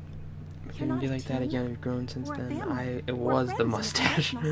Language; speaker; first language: English; native; English